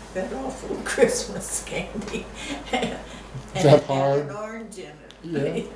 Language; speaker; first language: English; native; English